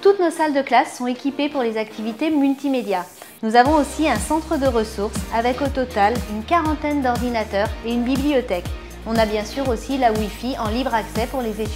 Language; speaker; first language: French; native; French